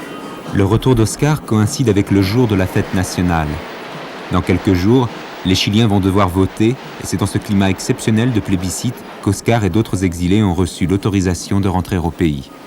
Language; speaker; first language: French; native; French